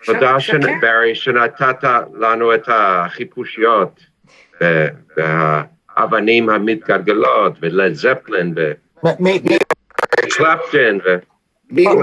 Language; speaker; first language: Hebrew; non-native, fluent; English